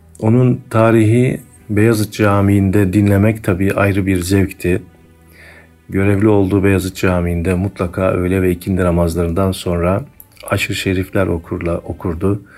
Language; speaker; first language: Turkish; native; Turkish